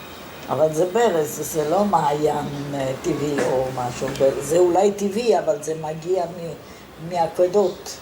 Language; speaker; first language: Hebrew; non-native, fluent; Italian